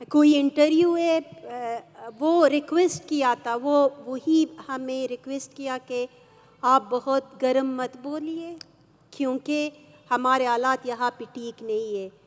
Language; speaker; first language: Hindi; non-native, fluent; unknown